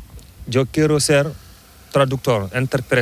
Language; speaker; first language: Spanish; non-native, learner; Fula